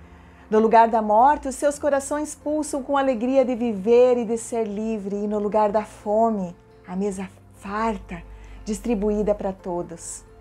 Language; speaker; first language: Portuguese; native; Portuguese